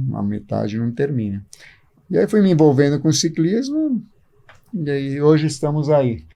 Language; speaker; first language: Portuguese; early bilingual, other home language; Spanish